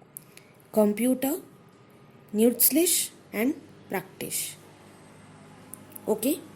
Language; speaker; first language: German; non-native, fluent; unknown